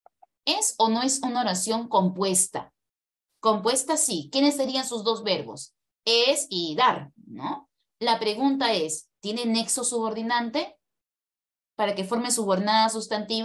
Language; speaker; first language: Spanish; native; Spanish